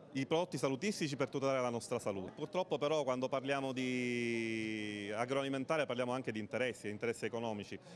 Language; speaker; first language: Italian; native; Italian